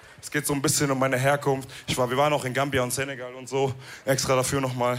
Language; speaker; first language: German; early bilingual, other home language; Wolof